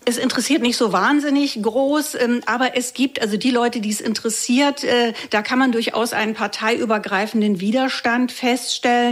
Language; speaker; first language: German; native; German